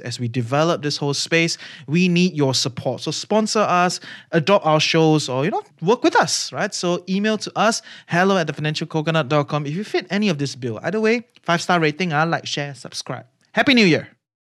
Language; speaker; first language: English; native; English